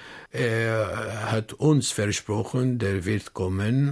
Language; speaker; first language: German; non-native, fluent; Arabic